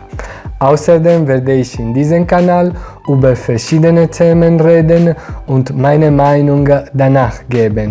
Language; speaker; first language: German; non-native, fluent; Italian